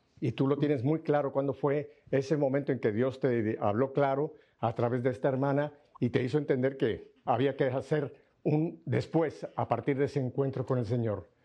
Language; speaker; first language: Spanish; native; Spanish